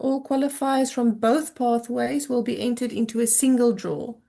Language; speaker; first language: English; non-native, local second language; Afrikaans